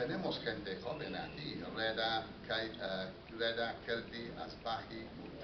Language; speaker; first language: Spanish; non-native, fluent; English